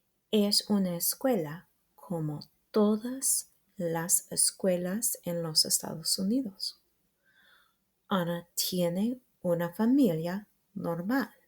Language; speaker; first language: Spanish; non-native, fluent; English